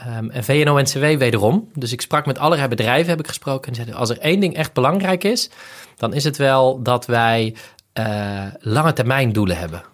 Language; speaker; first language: Dutch; native; Dutch